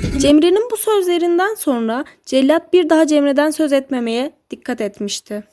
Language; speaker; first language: Turkish; native; Turkish